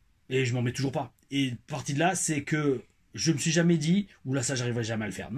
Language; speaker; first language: French; native; French